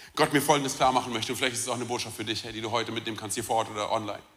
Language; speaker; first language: German; early bilingual, other home language; Romanian